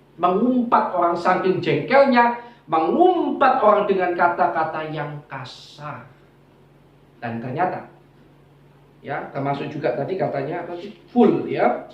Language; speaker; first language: Indonesian; non-native, local second language; Javanese